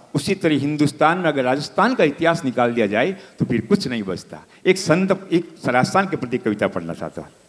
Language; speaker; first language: Hindi; native; Hindi